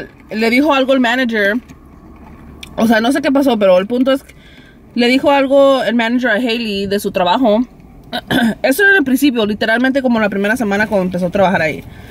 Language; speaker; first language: Spanish; early bilingual, heritage; Spanish